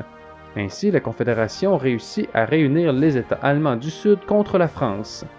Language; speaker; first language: French; native; French